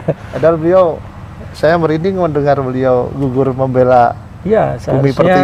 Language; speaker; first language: Indonesian; native; Indonesian